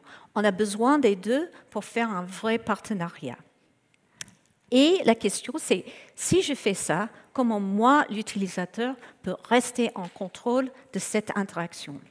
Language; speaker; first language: French; non-native, fluent; English